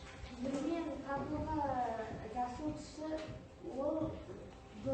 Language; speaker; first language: Kazakh; non-native, local second language; Russian